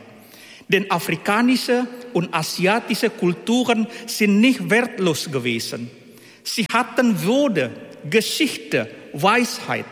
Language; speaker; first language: German; non-native, fluent; Indonesian